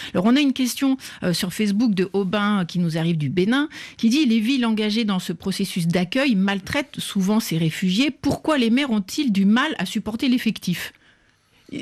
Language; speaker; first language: French; native; French